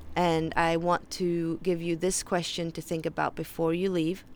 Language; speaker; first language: English; non-native, fluent; Faroese